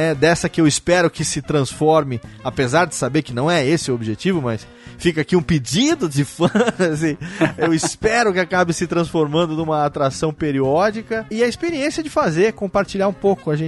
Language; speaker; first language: Portuguese; native; Portuguese